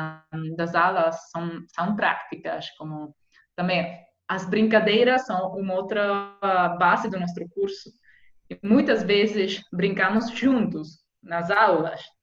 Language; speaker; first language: Portuguese; non-native, fluent; Italian